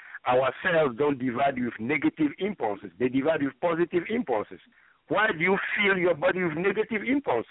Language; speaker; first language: English; non-native, fluent; French